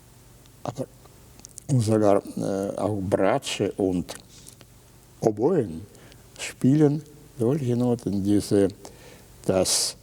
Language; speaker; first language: German; non-native, fluent; Russian